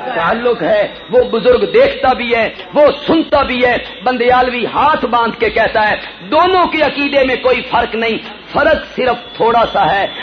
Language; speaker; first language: Urdu; non-native, local second language; Punjabi